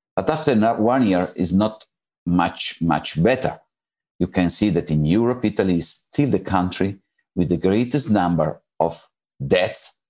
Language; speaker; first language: English; non-native, fluent; Italian